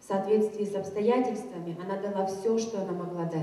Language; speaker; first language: Russian; native; Russian